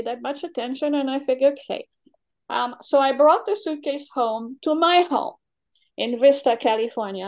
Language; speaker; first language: English; non-native, fluent; French